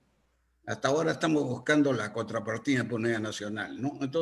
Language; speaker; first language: Spanish; native; Spanish